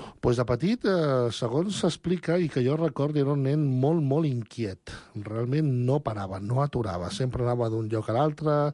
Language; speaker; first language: Catalan; early bilingual, other home language; Spanish